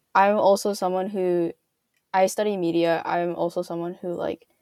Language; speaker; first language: English; native; English